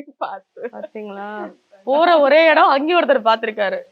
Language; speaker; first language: Tamil; native; Tamil